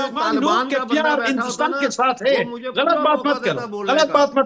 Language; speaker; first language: Hindi; non-native, fluent; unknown